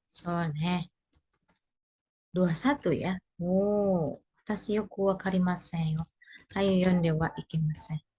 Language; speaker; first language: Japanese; non-native, fluent; Indonesian